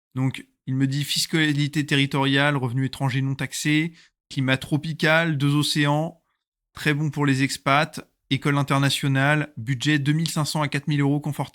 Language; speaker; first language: French; native; French